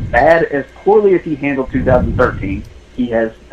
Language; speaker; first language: English; native; English